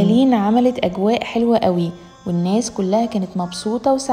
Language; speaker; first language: Arabic; native; Arabic